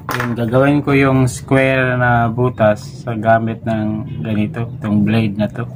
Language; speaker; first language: Filipino; non-native, local second language; Cebuano